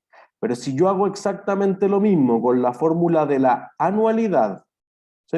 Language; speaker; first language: Spanish; native; Spanish